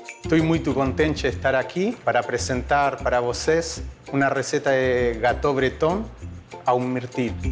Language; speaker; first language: Portuguese; non-native, fluent; Spanish